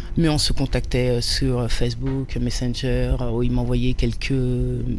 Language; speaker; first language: French; native; French